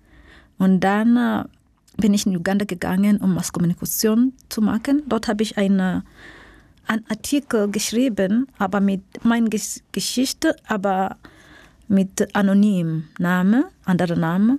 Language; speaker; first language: German; non-native, fluent; Swahili